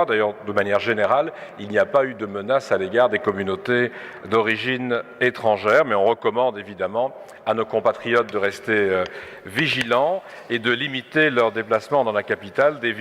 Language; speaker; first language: French; native; French